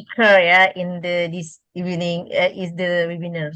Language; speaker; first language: English; non-native, learner; Indonesian